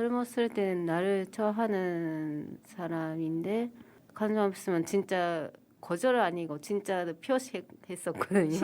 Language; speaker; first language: Korean; non-native, fluent; Japanese